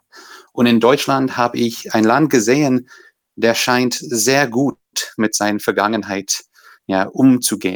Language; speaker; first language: German; non-native, fluent; English